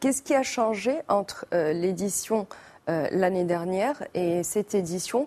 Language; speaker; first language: French; non-native, local second language; Arabic